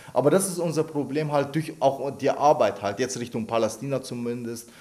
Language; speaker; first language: German; early bilingual, other home language; Arabic